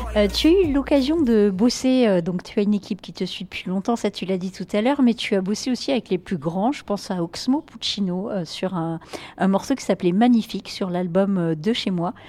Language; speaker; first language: French; native; French